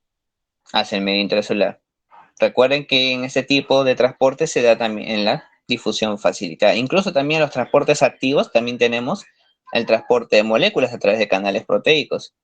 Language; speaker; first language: Spanish; native; Spanish